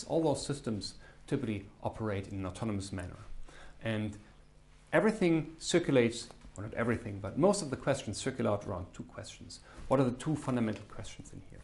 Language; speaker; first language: English; non-native, fluent; German